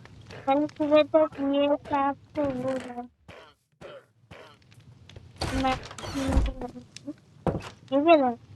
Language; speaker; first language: Hindi; non-native, local second language; Bangla